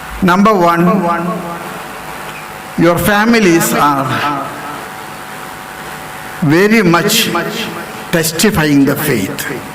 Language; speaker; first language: English; non-native, local second language; Malayalam